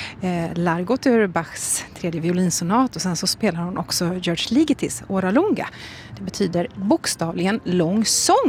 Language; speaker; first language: Swedish; native; Swedish